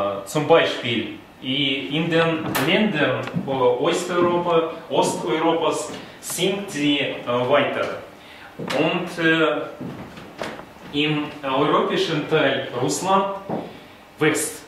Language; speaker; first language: German; non-native, learner; Russian